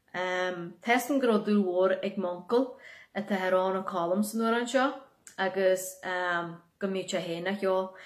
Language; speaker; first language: Irish; native; Irish